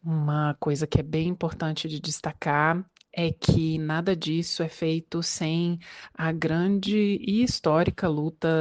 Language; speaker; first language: Portuguese; native; Portuguese